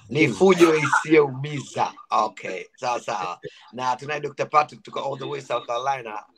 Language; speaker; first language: Swahili; native; Swahili